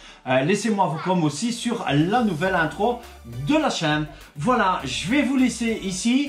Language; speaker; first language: French; native; French